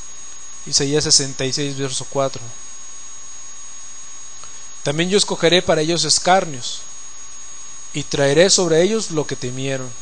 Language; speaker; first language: Spanish; native; Spanish